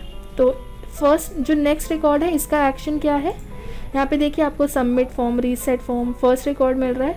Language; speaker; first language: Hindi; native; Hindi